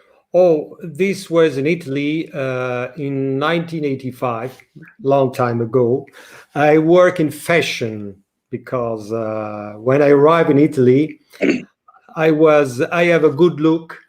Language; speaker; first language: English; non-native, learner; French